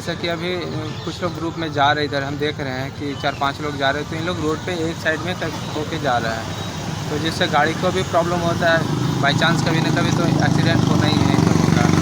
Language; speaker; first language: Hindi; native; Hindi